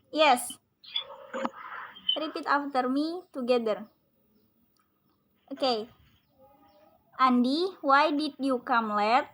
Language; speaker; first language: English; non-native, learner; Indonesian